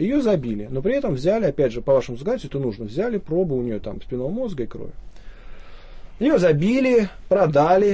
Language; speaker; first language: Russian; native; Russian